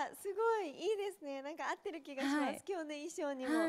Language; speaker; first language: Japanese; early bilingual, heritage; English